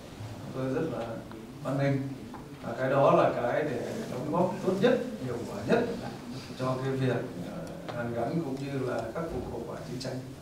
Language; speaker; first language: Vietnamese; native; Vietnamese